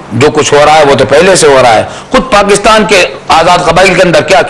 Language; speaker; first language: Urdu; native; Urdu